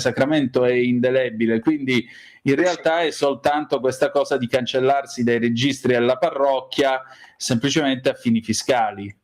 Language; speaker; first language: Italian; native; Italian